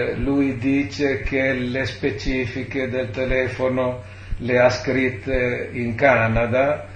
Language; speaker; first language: Italian; native; Italian